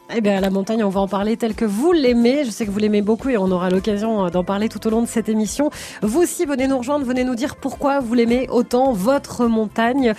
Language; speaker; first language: French; native; French